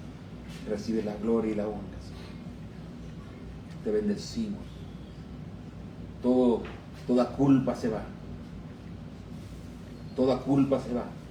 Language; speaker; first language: Spanish; native; Spanish